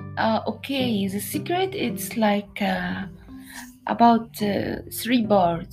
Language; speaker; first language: English; non-native, learner; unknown